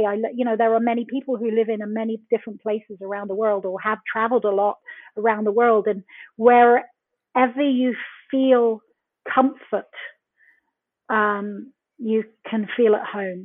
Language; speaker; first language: English; native; English